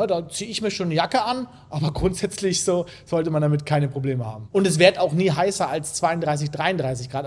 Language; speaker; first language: German; native; German